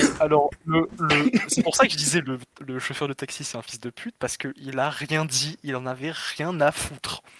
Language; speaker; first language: French; native; French